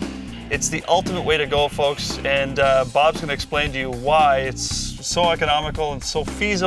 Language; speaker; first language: English; native; English